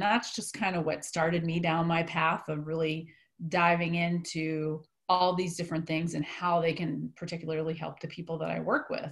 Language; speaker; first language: English; native; English